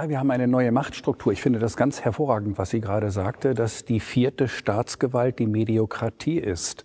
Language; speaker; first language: German; native; German